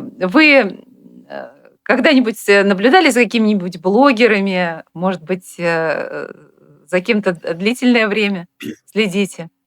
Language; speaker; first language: Russian; native; Russian